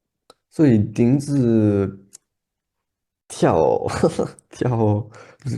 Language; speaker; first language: Chinese; non-native, learner; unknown